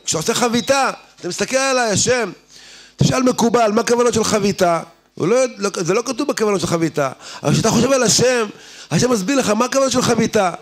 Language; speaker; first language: Hebrew; native; Hebrew